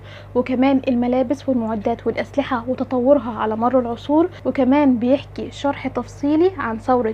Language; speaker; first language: Arabic; native; Arabic